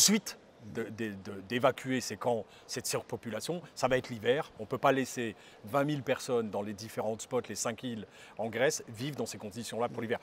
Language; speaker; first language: French; native; French